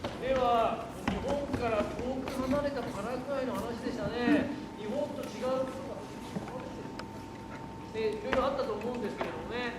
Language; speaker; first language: Japanese; native; Japanese